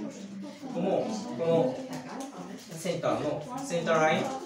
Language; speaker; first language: Japanese; native; Japanese